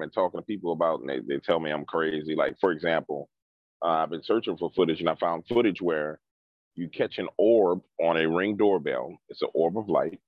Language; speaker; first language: English; native; English